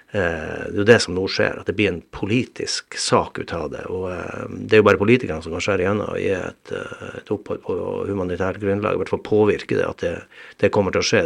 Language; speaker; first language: Norwegian; native; Norwegian